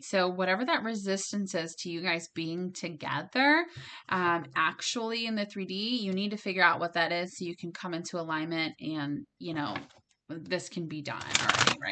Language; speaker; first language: English; native; English